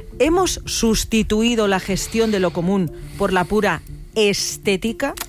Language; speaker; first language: Spanish; native; Spanish